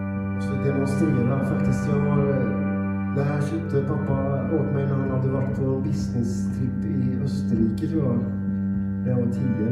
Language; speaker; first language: Swedish; native; Swedish